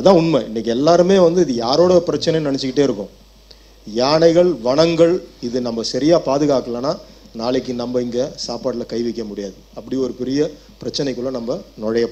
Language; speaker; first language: Tamil; native; Tamil